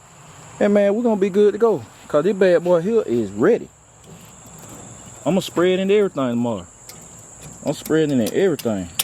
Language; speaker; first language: English; native; English